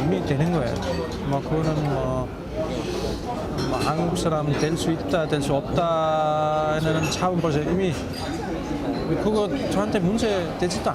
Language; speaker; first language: Korean; non-native, fluent; German